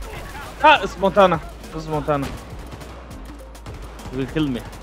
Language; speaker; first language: English; non-native, learner; Turkish